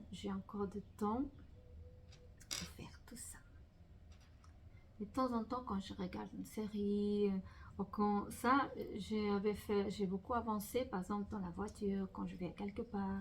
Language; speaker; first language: French; non-native, fluent; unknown